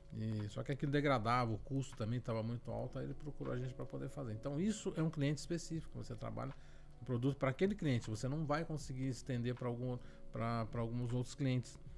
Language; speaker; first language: Portuguese; native; Portuguese